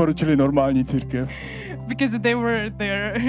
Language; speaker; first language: English; non-native, learner; Ukrainian